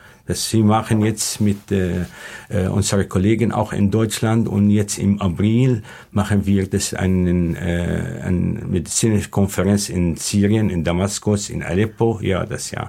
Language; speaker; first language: German; non-native, learner; Arabic